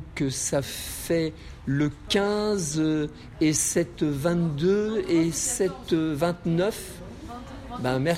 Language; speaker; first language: French; native; French